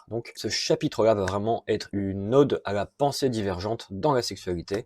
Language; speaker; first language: French; native; French